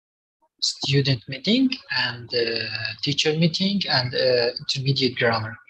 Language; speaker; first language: English; non-native, learner; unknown